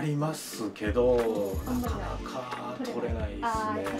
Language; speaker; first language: Japanese; native; Japanese